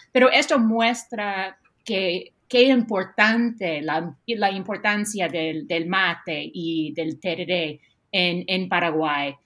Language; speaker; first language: Spanish; non-native, fluent; English